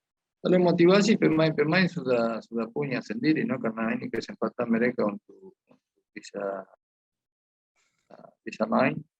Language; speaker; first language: Indonesian; non-native, fluent; Spanish